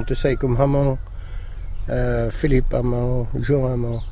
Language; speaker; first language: French; non-native, local second language; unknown